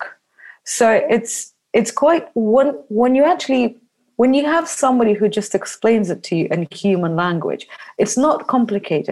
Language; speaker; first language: English; early bilingual, other home language; Russian